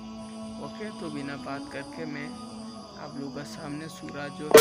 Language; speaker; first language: Hindi; non-native, fluent; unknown